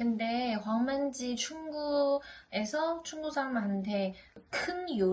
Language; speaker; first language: Korean; non-native, learner; Chinese